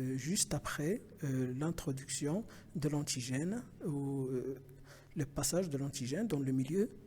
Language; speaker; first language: French; non-native, local second language; Arabic